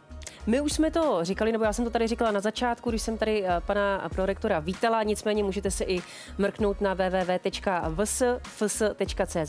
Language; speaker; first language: Czech; native; Czech